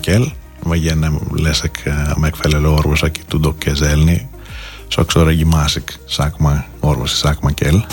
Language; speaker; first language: Hungarian; non-native, fluent; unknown